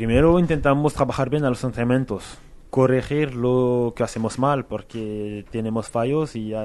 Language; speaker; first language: Spanish; non-native, fluent; French